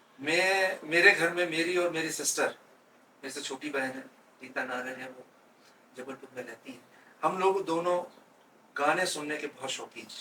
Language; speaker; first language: Hindi; native; Hindi